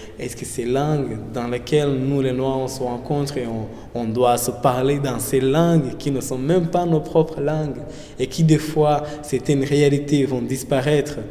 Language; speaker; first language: French; non-native, local second language; Kinyarwanda